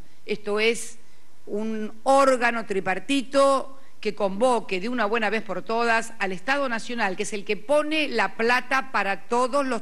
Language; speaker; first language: Spanish; native; Spanish